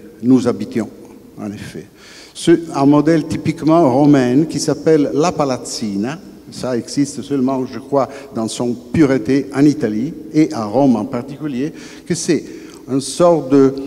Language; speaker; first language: French; non-native, fluent; Italian